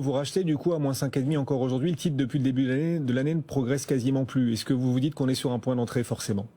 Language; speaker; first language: French; native; French